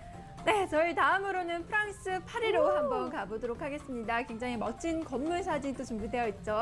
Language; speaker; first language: Korean; native; Korean